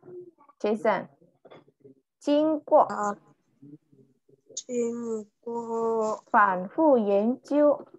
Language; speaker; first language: Chinese; non-native, fluent; Indonesian